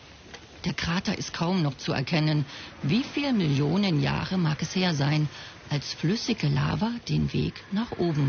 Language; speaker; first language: German; native; German